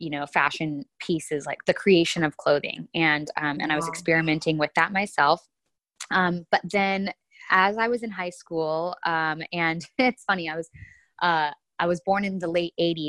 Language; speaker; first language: English; native; English